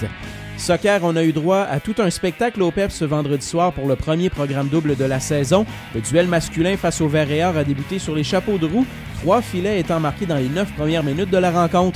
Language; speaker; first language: French; native; French